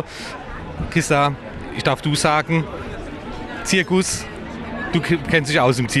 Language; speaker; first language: German; native; German